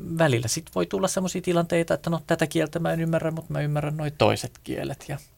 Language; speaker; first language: Finnish; native; Finnish